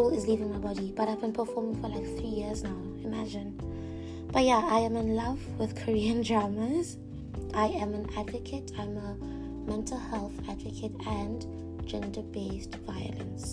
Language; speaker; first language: English; non-native, local second language; Tswana